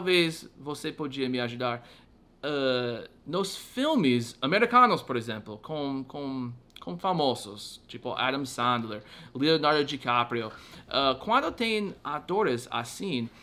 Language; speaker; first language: Portuguese; non-native, fluent; English